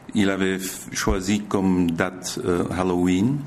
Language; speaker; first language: French; native; French